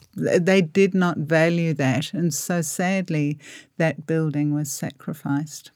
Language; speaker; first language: English; native; English